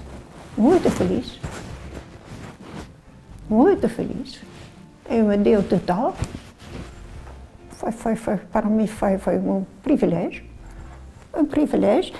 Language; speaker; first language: Portuguese; non-native, learner; Dutch